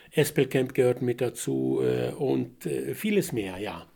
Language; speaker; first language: German; non-native, fluent; Russian